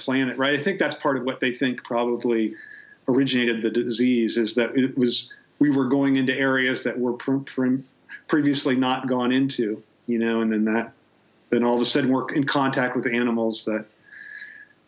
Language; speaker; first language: English; native; English